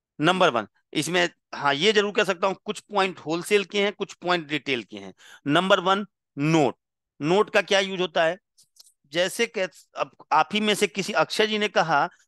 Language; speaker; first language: Hindi; non-native, local second language; Gujarati